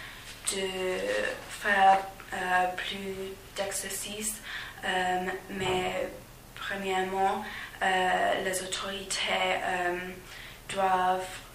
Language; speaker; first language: French; non-native, learner; English